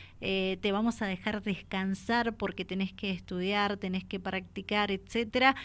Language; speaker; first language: Spanish; native; Spanish